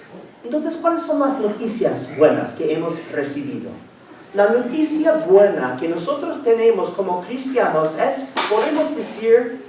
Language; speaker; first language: Spanish; non-native, fluent; English